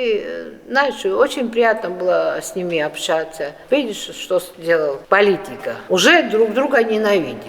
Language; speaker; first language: Russian; non-native, fluent; Georgian